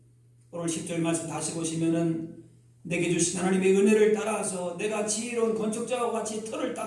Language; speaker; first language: Korean; native; Korean